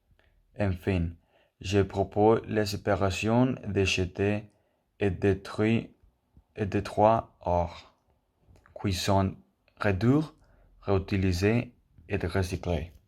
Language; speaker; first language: French; non-native, learner; Spanish